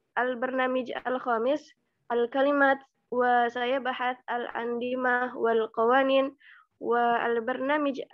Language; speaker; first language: Arabic; non-native, learner; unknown